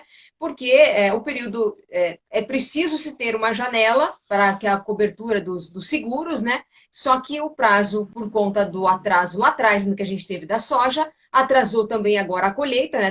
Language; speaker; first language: Portuguese; native; Portuguese